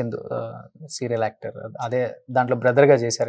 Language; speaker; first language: Telugu; native; Telugu